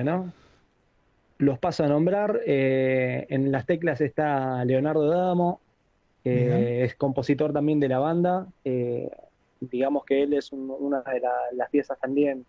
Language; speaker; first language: Spanish; native; Spanish